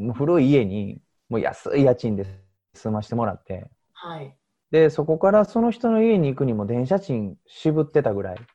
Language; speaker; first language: Japanese; native; Japanese